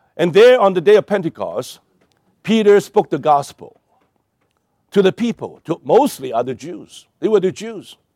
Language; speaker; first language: English; non-native, local second language; Cantonese